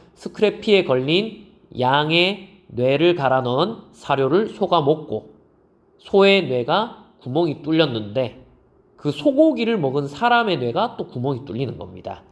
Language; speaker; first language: Korean; native; Korean